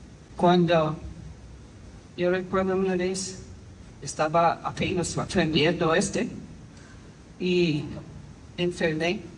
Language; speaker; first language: Spanish; non-native, fluent; English